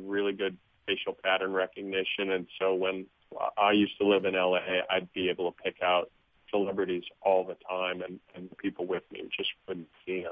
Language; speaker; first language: English; native; English